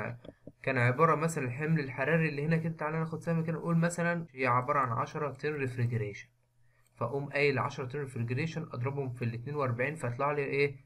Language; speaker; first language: Arabic; native; Arabic